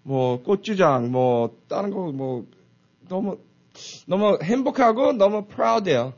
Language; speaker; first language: Korean; early bilingual, heritage; Korean